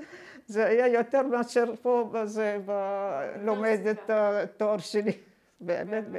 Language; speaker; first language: Hebrew; non-native, fluent; Arabic